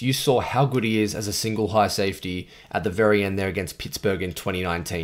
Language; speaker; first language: English; native; English